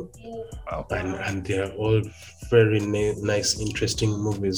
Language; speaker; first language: English; non-native, local second language; Ganda